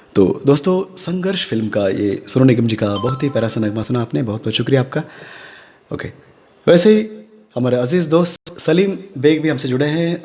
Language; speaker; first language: Hindi; non-native, local second language; Kannada